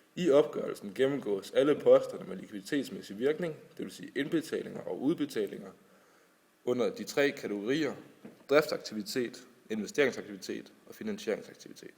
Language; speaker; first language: Danish; native; Danish